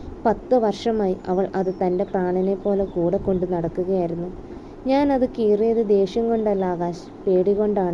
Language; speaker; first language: Malayalam; native; Malayalam